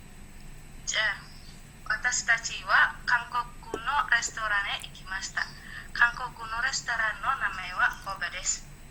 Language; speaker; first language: Japanese; non-native, learner; Indonesian